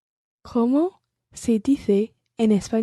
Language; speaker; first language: Spanish; non-native, learner; English